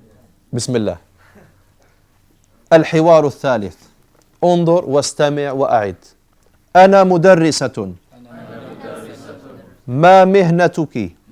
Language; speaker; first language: Arabic; non-native, fluent; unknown